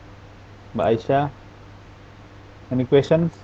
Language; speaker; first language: Indonesian; native; Indonesian